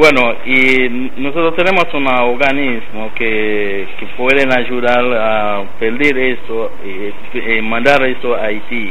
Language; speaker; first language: Spanish; non-native, learner; Haitian Creole